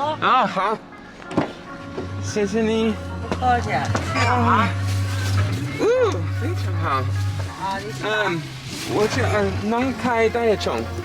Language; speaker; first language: Chinese; non-native, learner; English